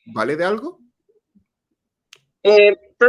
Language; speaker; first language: Spanish; native; Spanish